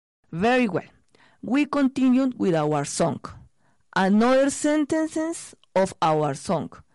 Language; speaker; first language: English; non-native, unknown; Spanish